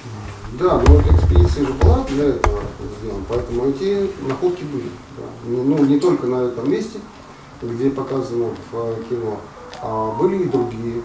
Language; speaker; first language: Russian; native; Russian